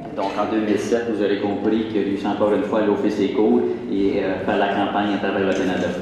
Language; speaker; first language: French; native; French